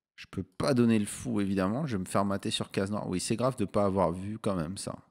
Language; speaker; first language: French; native; French